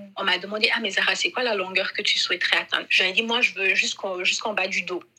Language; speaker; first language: French; non-native, local second language; Bambara